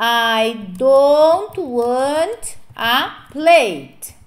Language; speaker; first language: English; non-native, fluent; Portuguese